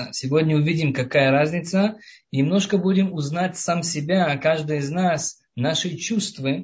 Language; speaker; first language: Russian; early bilingual, heritage; Russian